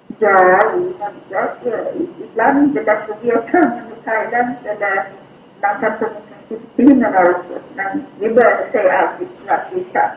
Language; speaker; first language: Swedish; non-native, fluent; Thai